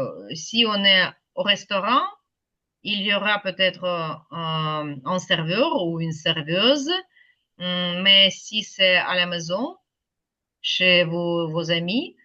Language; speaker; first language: French; non-native, fluent; Ukrainian